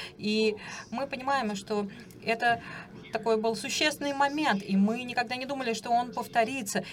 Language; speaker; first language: Russian; non-native, fluent; English